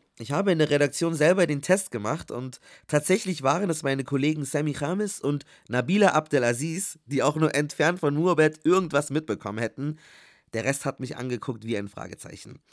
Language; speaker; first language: German; native; German